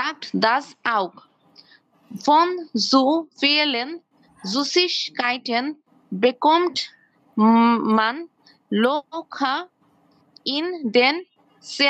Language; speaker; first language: German; non-native, learner; Bangla